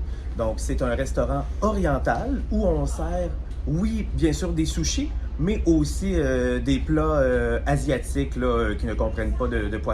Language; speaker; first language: French; native; French